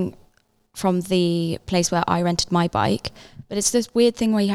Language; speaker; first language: English; native; English